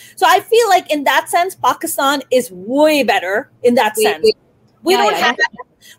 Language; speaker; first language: English; non-native, local second language; Urdu